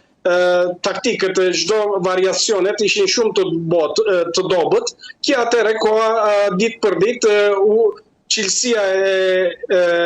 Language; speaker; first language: Albanian; early bilingual, heritage; Albanian